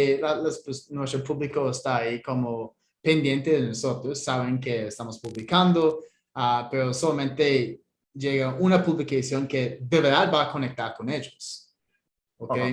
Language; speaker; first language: Spanish; non-native, fluent; English